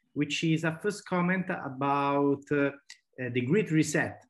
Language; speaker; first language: English; non-native, fluent; Italian